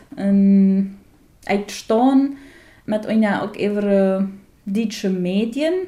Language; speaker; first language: German; non-native, fluent; Plautdietsch